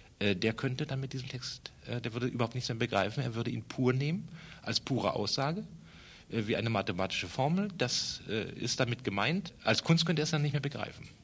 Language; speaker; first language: German; native; German